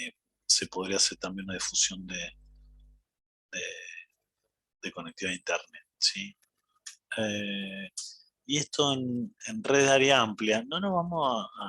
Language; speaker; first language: Spanish; native; Spanish